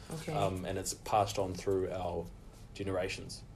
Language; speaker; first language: English; native; English